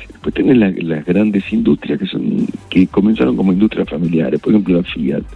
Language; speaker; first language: Spanish; native; Spanish